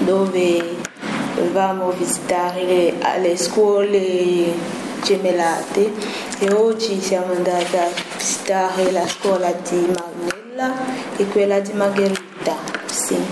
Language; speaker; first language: Italian; non-native, fluent; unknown